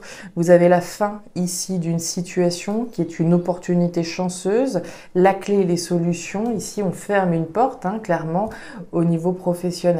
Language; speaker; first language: French; native; French